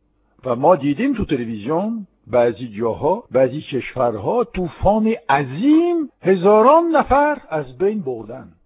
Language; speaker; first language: Persian; non-native, fluent; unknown